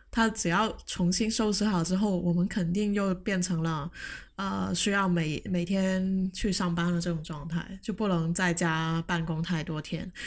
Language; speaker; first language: Chinese; non-native, local second language; Cantonese